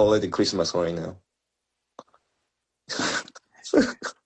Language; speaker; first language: English; non-native, learner; Korean